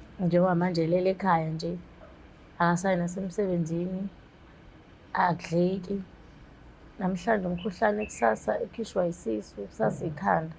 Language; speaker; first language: Zulu; native; Zulu